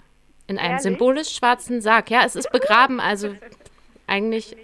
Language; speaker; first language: German; native; German